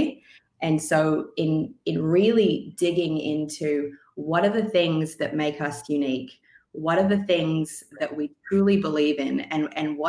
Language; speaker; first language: English; native; English